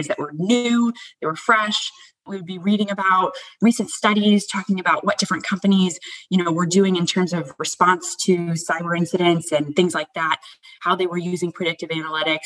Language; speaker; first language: English; native; English